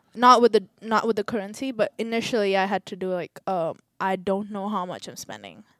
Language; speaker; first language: English; non-native, local second language; Telugu